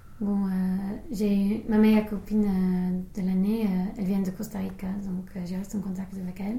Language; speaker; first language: French; non-native, fluent; English